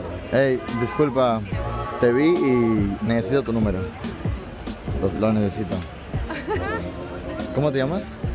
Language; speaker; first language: Spanish; early bilingual, heritage; Spanish